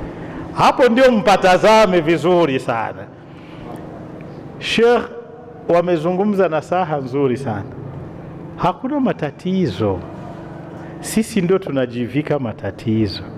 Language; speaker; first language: Swahili; non-native, local second language; Rundi